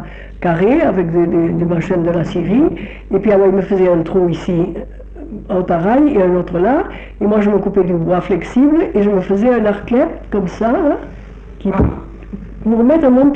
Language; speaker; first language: French; native; French